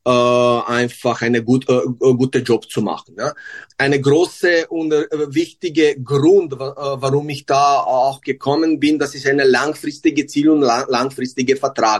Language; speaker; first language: German; non-native, learner; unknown